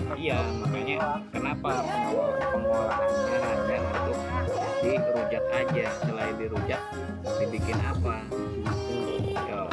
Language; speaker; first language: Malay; non-native, local second language; Sundanese